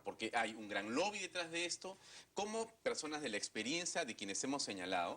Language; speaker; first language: Spanish; native; Spanish